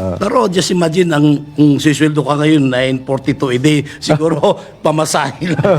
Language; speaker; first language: Filipino; non-native, local second language; Waray